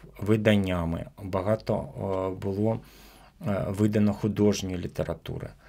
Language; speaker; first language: Ukrainian; non-native, local second language; Crimean Tatar